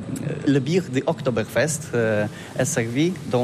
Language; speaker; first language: French; non-native, learner; Polish